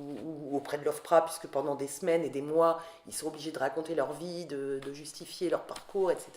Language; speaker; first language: French; native; French